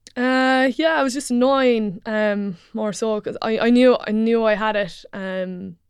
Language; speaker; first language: English; native; English